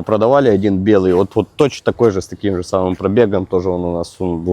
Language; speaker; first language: Russian; native; Russian